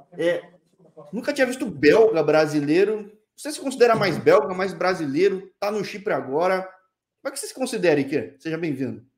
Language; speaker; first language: Portuguese; native; Portuguese